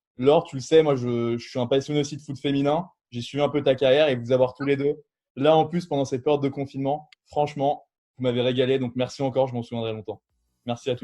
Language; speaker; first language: French; native; French